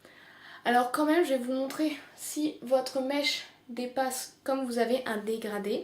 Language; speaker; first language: French; native; French